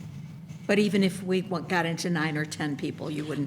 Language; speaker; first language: English; native; English